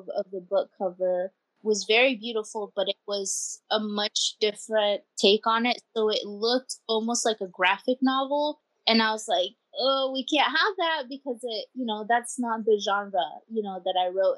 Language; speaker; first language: English; early bilingual, other home language; Spanish